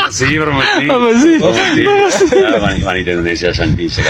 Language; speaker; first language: Indonesian; non-native, learner; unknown